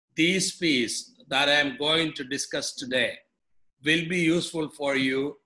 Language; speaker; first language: English; non-native, local second language; Malayalam